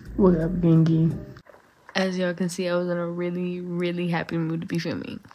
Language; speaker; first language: English; native; English